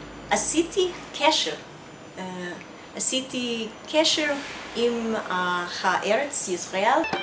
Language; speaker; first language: Hebrew; non-native, learner; English